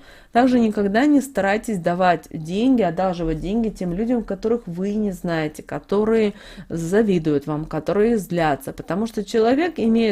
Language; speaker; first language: Russian; native; Russian